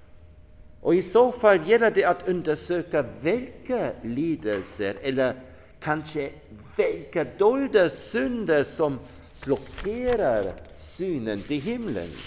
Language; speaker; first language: Swedish; non-native, fluent; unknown